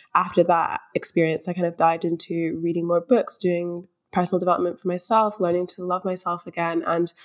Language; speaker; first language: English; native; English